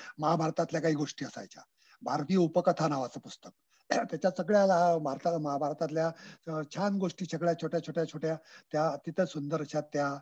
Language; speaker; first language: Marathi; native; Marathi